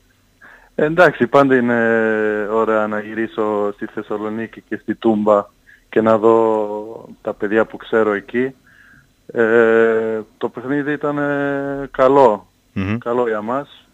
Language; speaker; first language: Greek; non-native, fluent; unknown